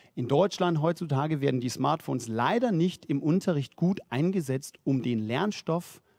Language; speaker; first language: German; non-native, fluent; Danish